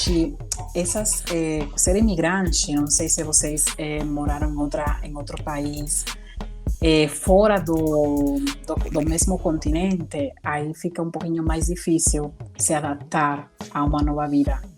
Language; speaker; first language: Portuguese; non-native, fluent; Spanish